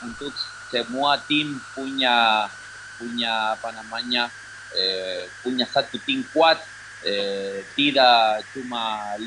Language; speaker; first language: Indonesian; non-native, learner; Spanish